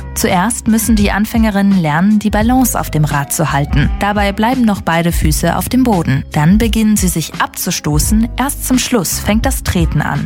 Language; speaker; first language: German; native; German